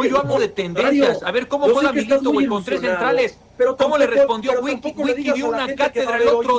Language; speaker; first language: Spanish; native; Spanish